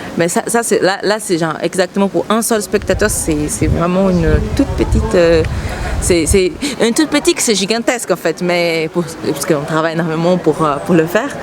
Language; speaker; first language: French; non-native, fluent; Portuguese